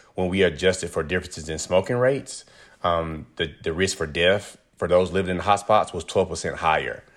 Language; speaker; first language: English; native; English